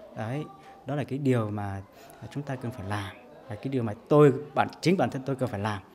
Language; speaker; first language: Vietnamese; non-native, local second language; Hmong